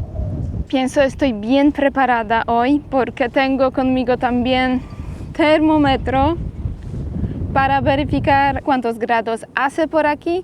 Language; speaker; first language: Spanish; non-native, fluent; Polish